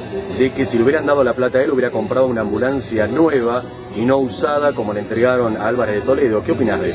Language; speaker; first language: Spanish; native; Spanish